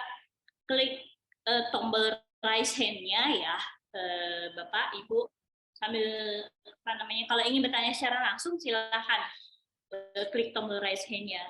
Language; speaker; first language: Indonesian; native; Indonesian